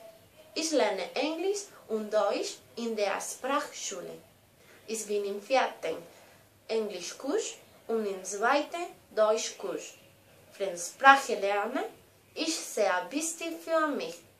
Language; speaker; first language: German; non-native, learner; Spanish